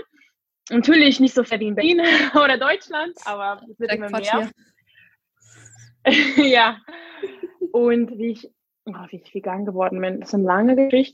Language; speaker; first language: German; non-native, fluent; Hungarian